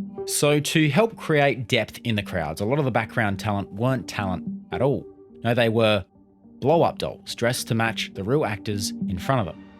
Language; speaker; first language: English; native; English